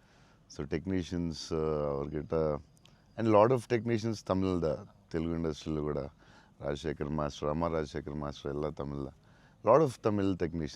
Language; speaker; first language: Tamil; non-native, local second language; Telugu